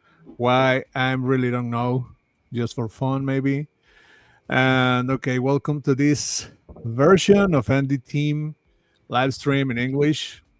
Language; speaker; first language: English; non-native, fluent; Spanish